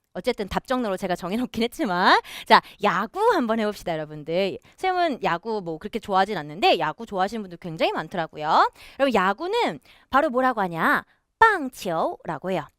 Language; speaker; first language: Korean; native; Korean